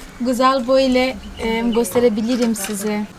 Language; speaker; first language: Turkish; non-native, fluent; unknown